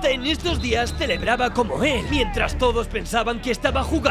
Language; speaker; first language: Spanish; native; Spanish